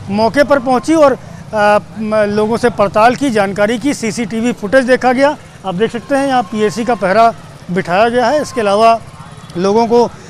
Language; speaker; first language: Hindi; native; Hindi